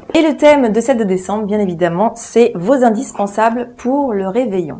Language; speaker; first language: French; native; French